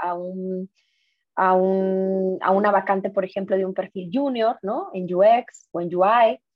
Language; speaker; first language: Spanish; native; Spanish